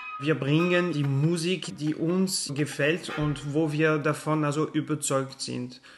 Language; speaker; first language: German; non-native, fluent; French